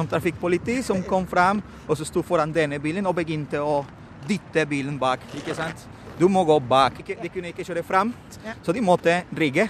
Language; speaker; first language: Norwegian; non-native, fluent; Spanish